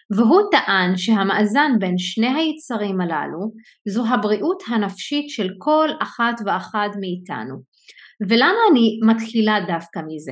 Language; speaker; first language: Hebrew; non-native, local second language; Arabic